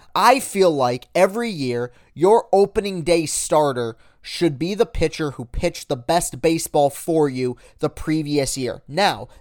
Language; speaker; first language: English; native; English